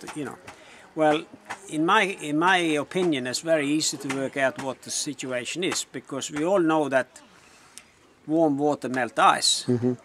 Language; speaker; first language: English; non-native, fluent; Norwegian